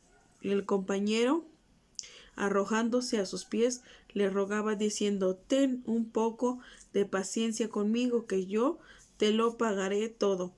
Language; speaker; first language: Spanish; native; Spanish